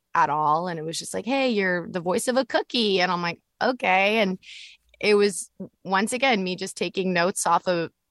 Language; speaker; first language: English; native; English